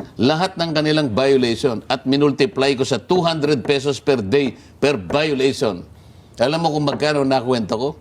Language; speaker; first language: Filipino; native; Filipino